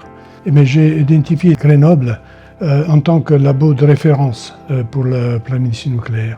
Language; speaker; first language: French; non-native, fluent; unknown